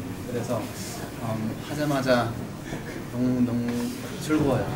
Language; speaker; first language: Korean; early bilingual, heritage; English